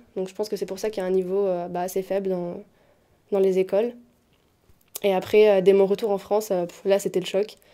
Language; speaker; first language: French; native; French